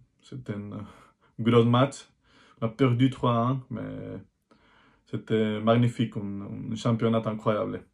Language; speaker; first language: French; non-native, fluent; Spanish